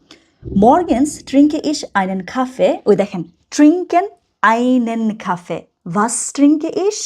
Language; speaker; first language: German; non-native, fluent; Bangla